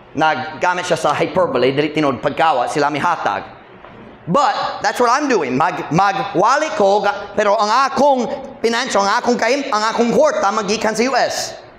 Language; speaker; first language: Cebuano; non-native, fluent; English